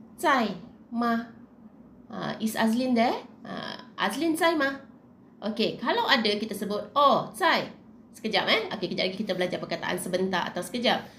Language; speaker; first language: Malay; native; Malay